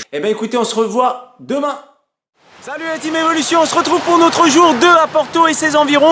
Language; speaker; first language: French; native; French